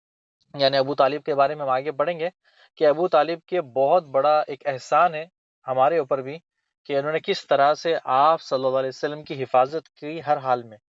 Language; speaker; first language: Urdu; native; Urdu